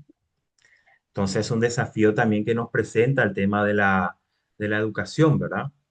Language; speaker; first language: Spanish; native; Spanish